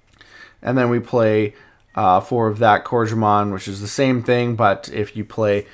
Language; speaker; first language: English; native; English